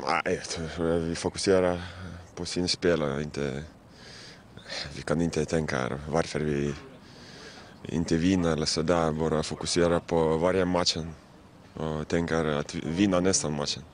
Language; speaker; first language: Swedish; non-native, fluent; Lithuanian